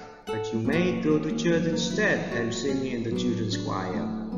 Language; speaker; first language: English; non-native, fluent; Indonesian